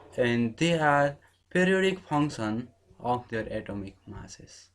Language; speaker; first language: English; non-native, local second language; Nepali